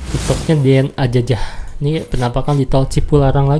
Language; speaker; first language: Indonesian; native; Indonesian